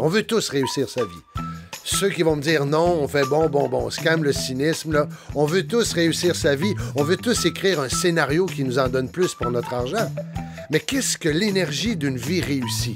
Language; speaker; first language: French; native; French